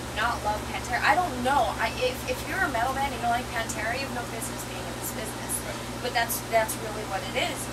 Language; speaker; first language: English; native; English